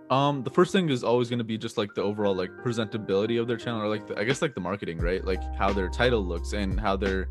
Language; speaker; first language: English; native; English